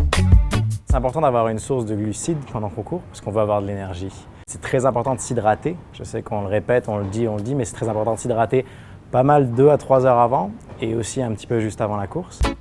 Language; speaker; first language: French; native; French